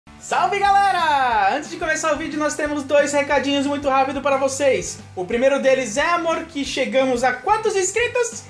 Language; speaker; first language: Portuguese; native; Portuguese